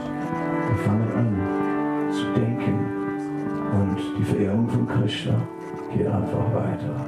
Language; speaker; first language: German; non-native, fluent; Dutch